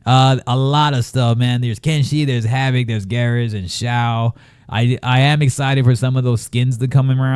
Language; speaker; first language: English; native; English